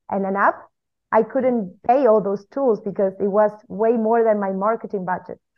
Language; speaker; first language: English; non-native, fluent; Spanish